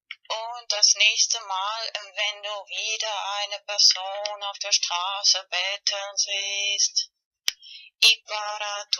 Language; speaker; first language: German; non-native, fluent; Spanish